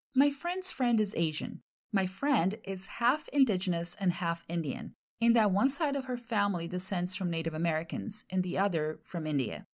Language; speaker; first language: English; non-native, fluent; Portuguese